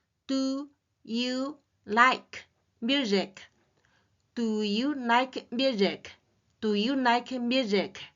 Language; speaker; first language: English; non-native, learner; Chinese